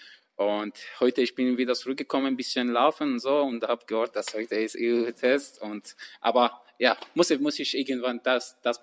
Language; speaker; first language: German; non-native, learner; Persian